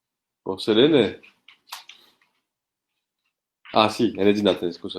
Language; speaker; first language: Spanish; non-native, learner; French